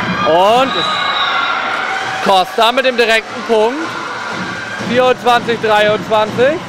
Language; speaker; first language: German; native; German